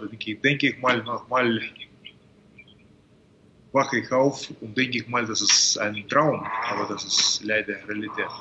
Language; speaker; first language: German; non-native, fluent; Russian